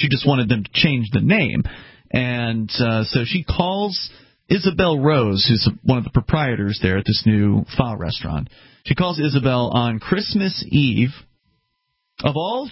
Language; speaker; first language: English; native; English